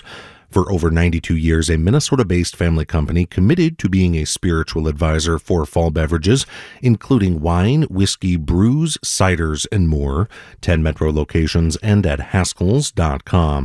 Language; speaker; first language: English; native; English